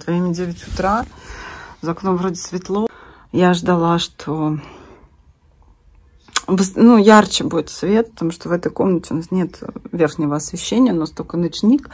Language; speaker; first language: Russian; native; Russian